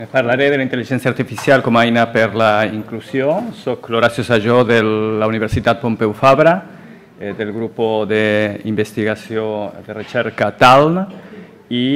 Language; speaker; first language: Catalan; non-native, fluent; Spanish